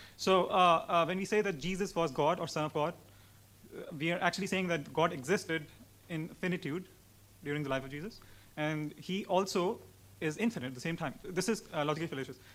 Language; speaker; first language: English; non-native, local second language; Urdu